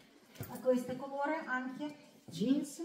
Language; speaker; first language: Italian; non-native, learner; Russian